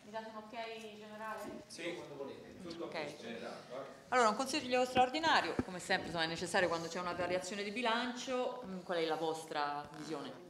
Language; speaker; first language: Italian; native; Italian